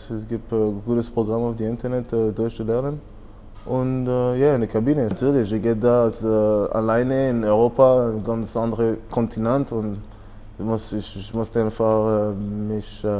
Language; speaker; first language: German; non-native, fluent; French